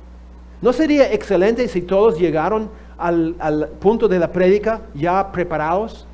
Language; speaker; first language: Spanish; non-native, fluent; English